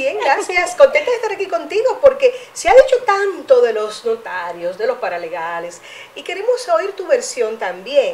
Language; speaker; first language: Spanish; native; Spanish